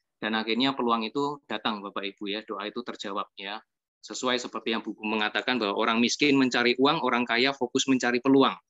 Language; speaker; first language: Indonesian; native; Indonesian